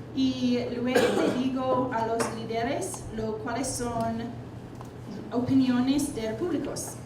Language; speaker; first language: Spanish; non-native, learner; English